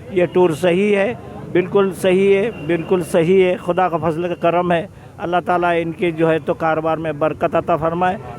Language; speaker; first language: Urdu; native; Urdu